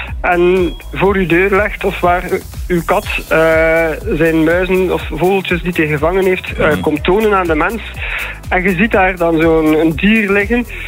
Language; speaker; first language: Dutch; native; Dutch